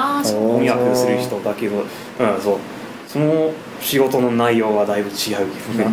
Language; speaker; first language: Japanese; non-native, fluent; English